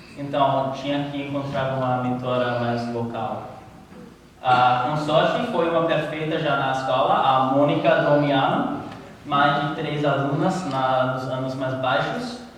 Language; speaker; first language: Portuguese; non-native, learner; English